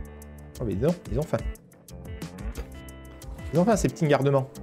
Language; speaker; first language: French; native; French